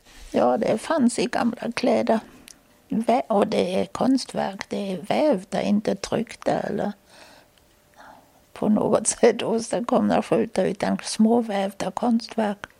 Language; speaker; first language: Swedish; non-native, fluent; German